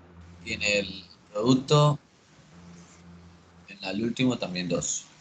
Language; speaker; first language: Spanish; native; Spanish